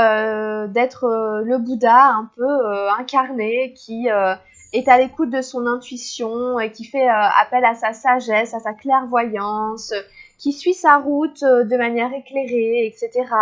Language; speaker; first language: French; native; French